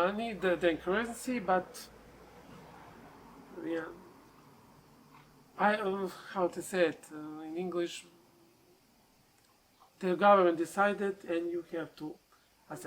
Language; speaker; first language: English; non-native, learner; Serbian